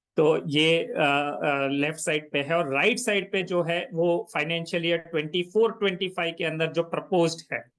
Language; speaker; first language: Hindi; non-native, local second language; Gujarati